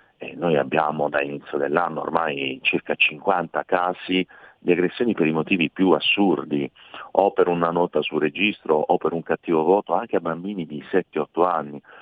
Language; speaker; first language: Italian; native; Italian